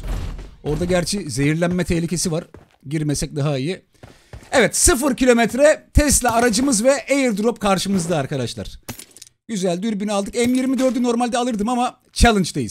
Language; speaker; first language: Turkish; native; Turkish